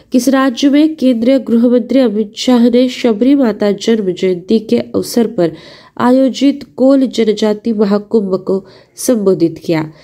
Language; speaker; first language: Hindi; non-native, local second language; Marathi